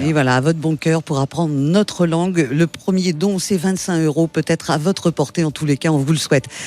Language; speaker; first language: French; native; French